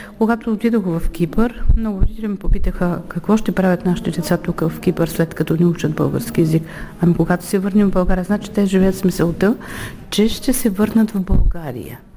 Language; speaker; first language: Bulgarian; native; Bulgarian